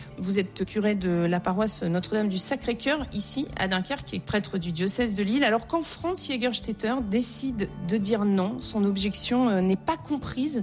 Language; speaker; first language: French; native; French